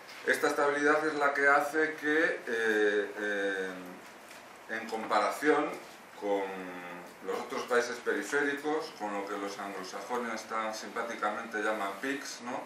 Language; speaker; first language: Spanish; native; Spanish